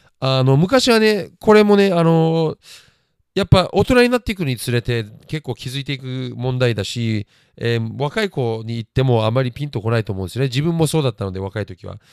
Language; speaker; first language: Japanese; native; Japanese